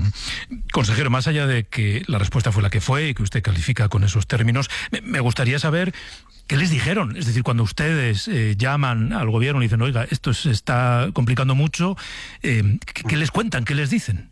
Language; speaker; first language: Spanish; native; Spanish